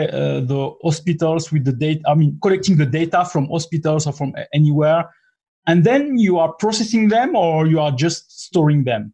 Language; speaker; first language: English; non-native, fluent; French